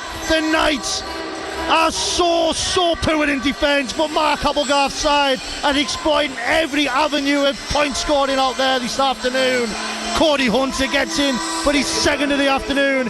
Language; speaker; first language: English; native; English